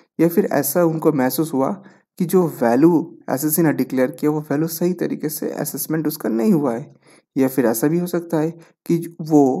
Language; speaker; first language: Hindi; non-native, local second language; Bangla